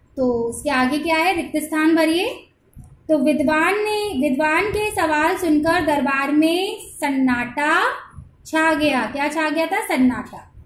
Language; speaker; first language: Hindi; native; Hindi